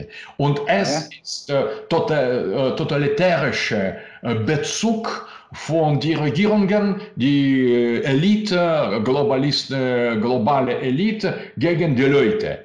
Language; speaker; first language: German; non-native, learner; Russian